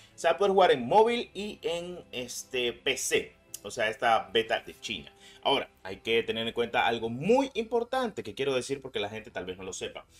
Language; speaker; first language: Spanish; native; Spanish